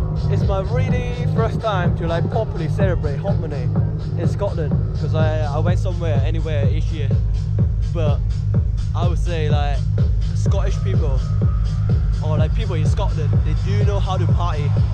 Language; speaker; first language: English; non-native, local second language; Cantonese